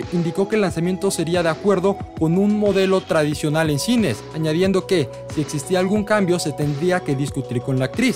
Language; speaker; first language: Spanish; native; Spanish